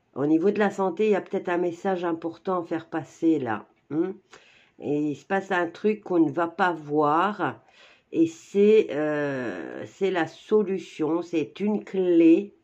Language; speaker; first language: French; native; French